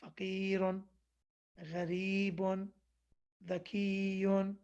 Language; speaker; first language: Arabic; non-native, fluent; English